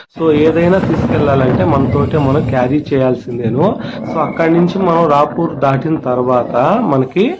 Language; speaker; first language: Telugu; native; Telugu